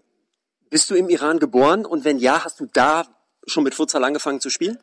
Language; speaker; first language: German; native; German